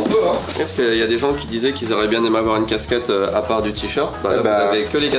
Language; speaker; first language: French; native; French